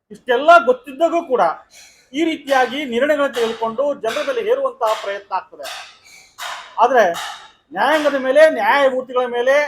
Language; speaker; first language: Kannada; non-native, local second language; Lambadi